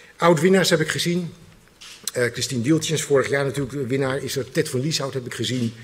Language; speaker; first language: Dutch; native; Dutch